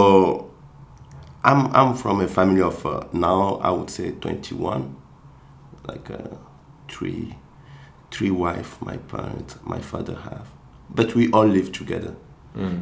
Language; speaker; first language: English; non-native, fluent; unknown